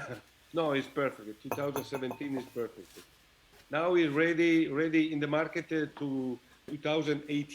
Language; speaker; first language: English; non-native, learner; Italian